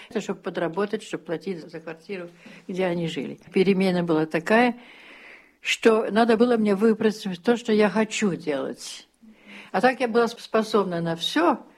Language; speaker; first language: Russian; early bilingual, heritage; Russian